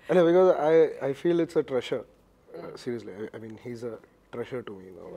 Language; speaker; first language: English; non-native, local second language; Malayalam